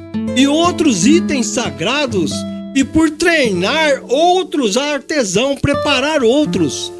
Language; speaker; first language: Portuguese; native; Portuguese